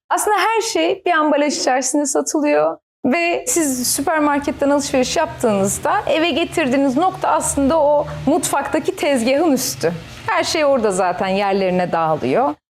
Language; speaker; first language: Turkish; native; Turkish